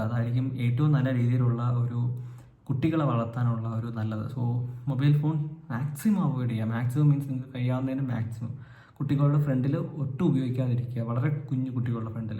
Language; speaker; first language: Malayalam; native; Malayalam